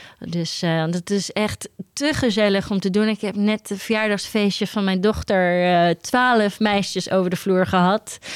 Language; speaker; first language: Dutch; early bilingual, heritage; Dutch